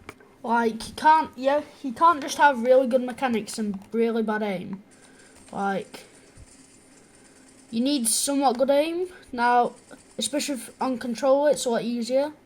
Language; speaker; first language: English; native; English